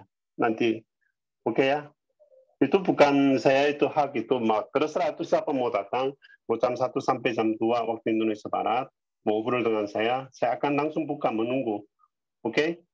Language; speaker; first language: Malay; non-native, learner; Korean